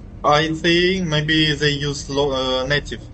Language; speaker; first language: English; non-native, fluent; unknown